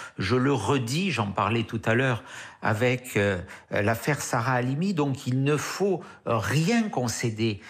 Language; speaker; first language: French; native; French